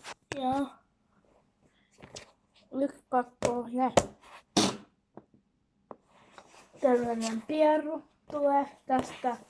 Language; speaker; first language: Finnish; non-native, learner; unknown